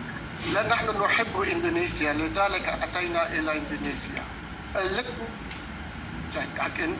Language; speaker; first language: Arabic; non-native, fluent; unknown